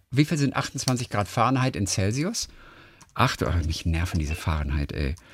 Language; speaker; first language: German; native; German